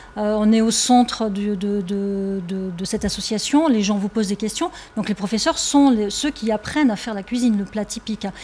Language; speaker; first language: French; native; French